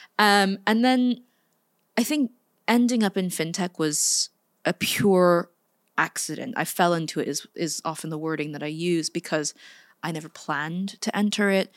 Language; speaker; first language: English; native; English